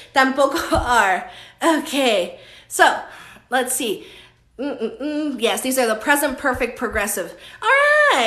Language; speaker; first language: English; early bilingual, other home language; Spanish